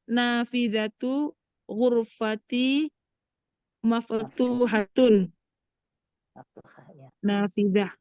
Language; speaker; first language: Arabic; non-native, learner; Indonesian